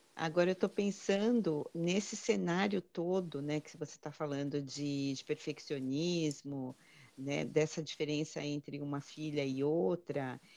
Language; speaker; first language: Portuguese; native; Portuguese